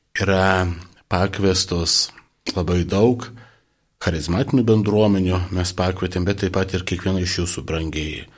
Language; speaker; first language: Lithuanian; non-native, local second language; Polish